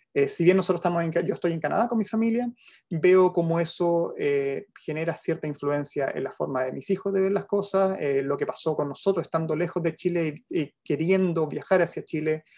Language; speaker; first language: Spanish; native; Spanish